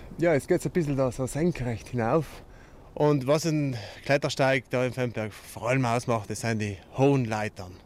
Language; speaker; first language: German; native; German